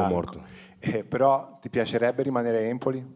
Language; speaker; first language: Italian; native; Italian